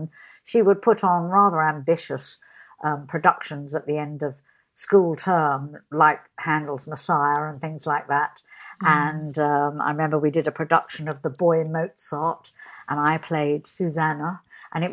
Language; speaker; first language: English; native; English